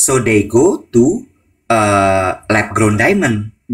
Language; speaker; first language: English; non-native, fluent; Indonesian